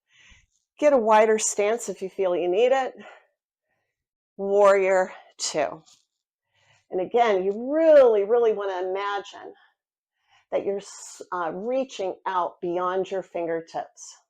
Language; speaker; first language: English; native; English